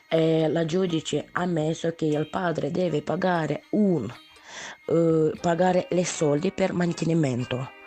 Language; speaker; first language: Italian; non-native, learner; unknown